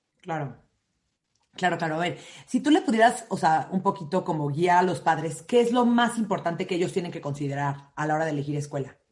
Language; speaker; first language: Spanish; native; Spanish